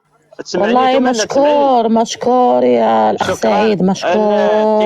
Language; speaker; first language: Arabic; native; Arabic